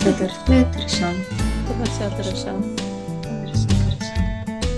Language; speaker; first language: Japanese; non-native, fluent; Russian